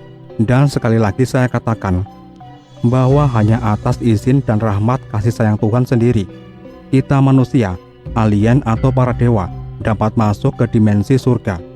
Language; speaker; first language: Indonesian; native; Indonesian